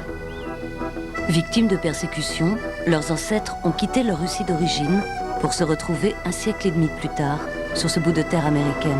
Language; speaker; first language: French; native; French